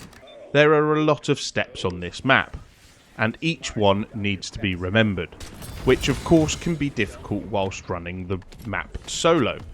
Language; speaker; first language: English; native; English